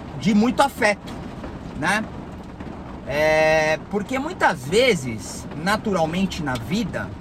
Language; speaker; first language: Portuguese; native; Portuguese